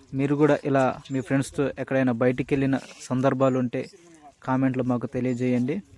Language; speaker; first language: Telugu; non-native, local second language; Koya